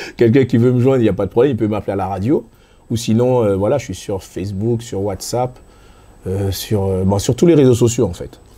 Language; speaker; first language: French; native; French